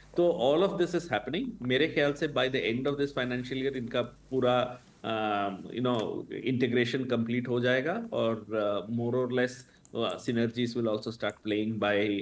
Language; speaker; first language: Hindi; non-native, local second language; Tamil